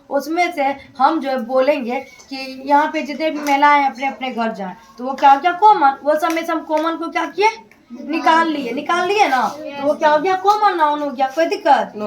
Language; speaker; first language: Hindi; native; Hindi